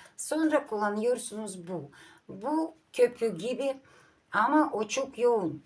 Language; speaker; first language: Turkish; non-native, learner; Russian